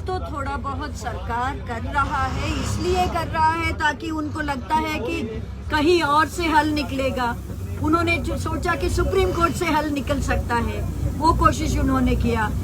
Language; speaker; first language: Hindi; non-native, local second language; Telugu